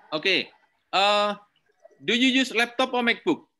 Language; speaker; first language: English; non-native, learner; Indonesian